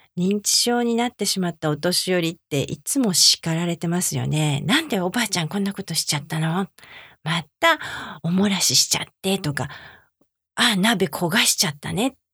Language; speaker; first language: Japanese; native; Japanese